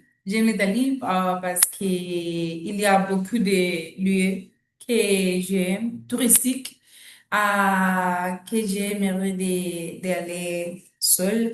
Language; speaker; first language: French; non-native, learner; Spanish